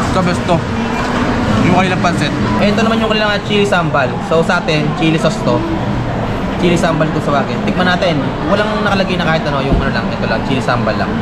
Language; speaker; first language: Filipino; native; Filipino